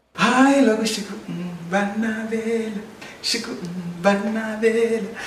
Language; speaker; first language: Portuguese; non-native, local second language; Tsonga